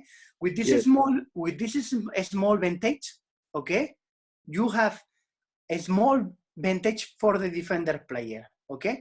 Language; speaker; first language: English; non-native, learner; Spanish